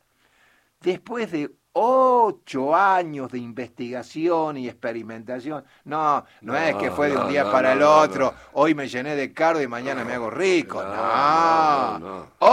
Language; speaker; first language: Spanish; native; Spanish